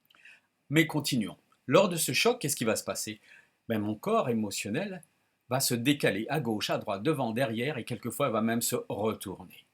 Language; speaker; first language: French; native; French